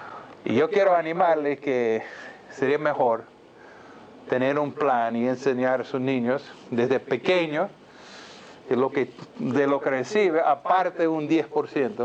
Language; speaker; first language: Spanish; non-native, fluent; English